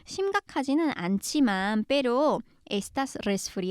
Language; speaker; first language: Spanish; non-native, fluent; Korean